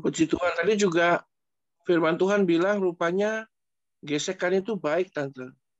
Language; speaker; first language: Indonesian; native; Indonesian